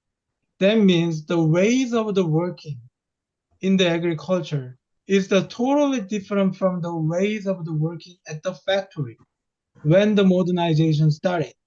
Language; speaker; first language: English; non-native, fluent; Korean